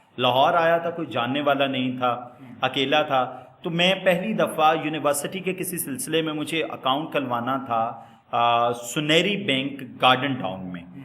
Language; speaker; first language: Urdu; non-native, local second language; Punjabi